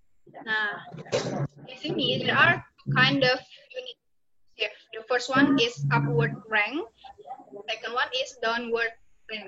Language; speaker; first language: English; non-native, local second language; Indonesian